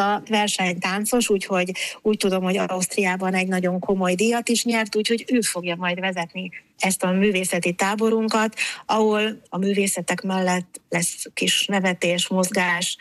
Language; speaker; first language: Hungarian; native; Hungarian